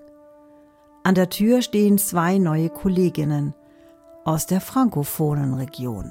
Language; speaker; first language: German; native; German